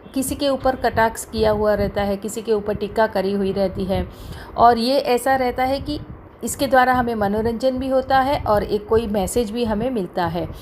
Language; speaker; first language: Hindi; non-native, local second language; Marathi